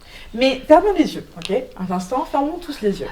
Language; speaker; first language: French; native; French